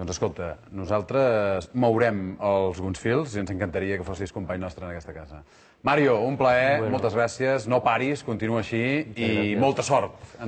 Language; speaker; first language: Catalan; native; Catalan